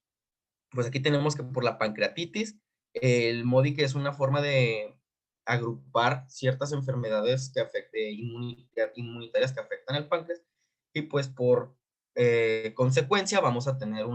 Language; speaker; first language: Spanish; native; Spanish